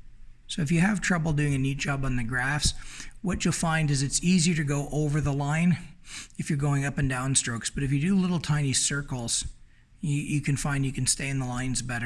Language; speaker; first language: English; native; English